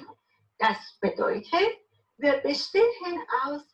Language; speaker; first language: German; non-native, learner; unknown